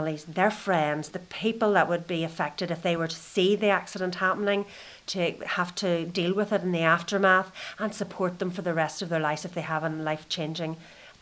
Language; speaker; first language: English; native; English